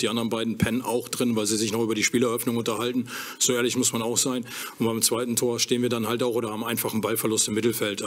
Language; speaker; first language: German; native; German